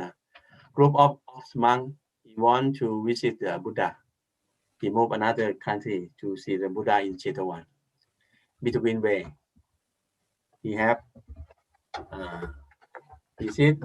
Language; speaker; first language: English; non-native, learner; Thai